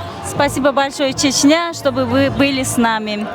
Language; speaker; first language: Russian; non-native, learner; Turkmen